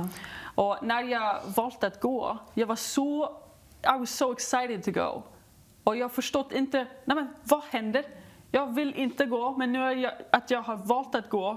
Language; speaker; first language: Swedish; non-native, learner; English